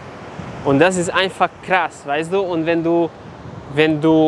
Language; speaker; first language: German; non-native, fluent; Serbian